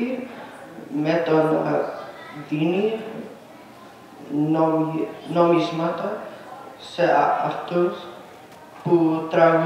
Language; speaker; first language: Greek; early bilingual, heritage; Greek